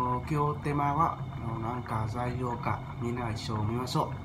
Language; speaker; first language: Japanese; non-native, learner; Vietnamese